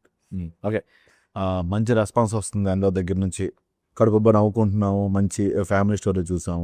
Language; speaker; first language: Telugu; native; Telugu